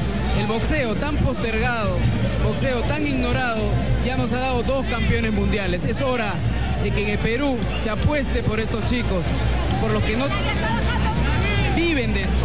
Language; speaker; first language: Spanish; native; Spanish